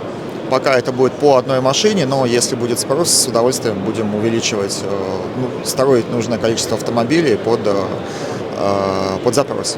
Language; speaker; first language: Russian; native; Russian